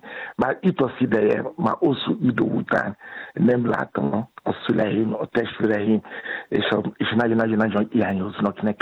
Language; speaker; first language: Hungarian; non-native, learner; Yoruba